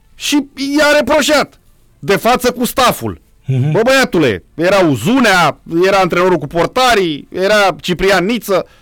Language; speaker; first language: Romanian; native; Romanian